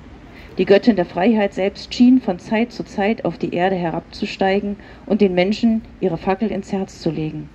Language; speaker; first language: German; native; German